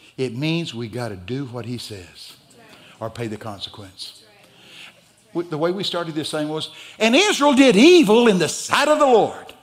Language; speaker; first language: English; native; English